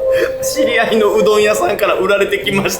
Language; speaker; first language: Japanese; native; Japanese